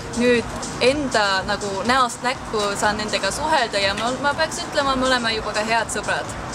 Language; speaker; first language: Estonian; early bilingual, heritage; Estonian